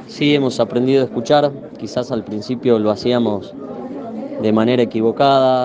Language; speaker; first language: Spanish; native; Spanish